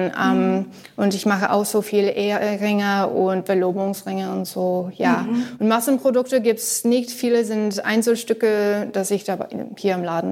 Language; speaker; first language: German; non-native, learner; English